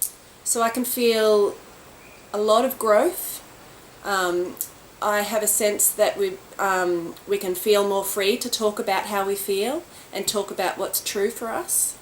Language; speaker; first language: English; native; English